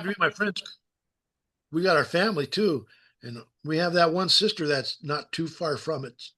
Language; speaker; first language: English; native; English